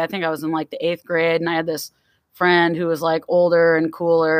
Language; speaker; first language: English; native; English